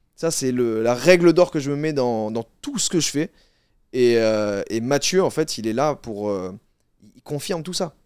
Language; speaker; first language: French; native; French